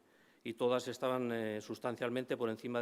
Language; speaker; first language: Spanish; native; Spanish